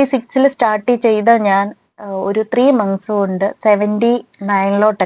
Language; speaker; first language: Malayalam; native; Malayalam